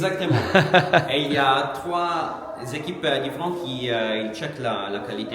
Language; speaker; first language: French; non-native, learner; Italian